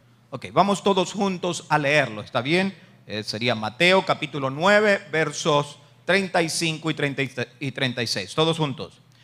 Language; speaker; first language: Spanish; native; Spanish